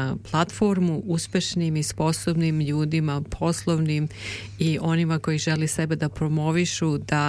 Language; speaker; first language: Serbian; native; Serbian